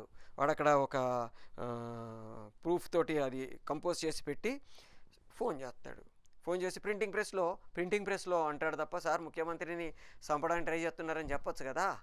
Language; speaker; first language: Telugu; native; Telugu